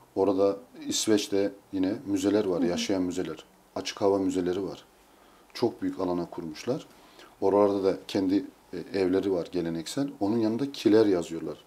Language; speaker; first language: Turkish; native; Turkish